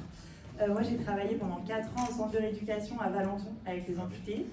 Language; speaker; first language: French; native; French